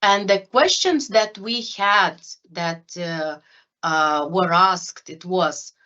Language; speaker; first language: English; non-native, fluent; Lithuanian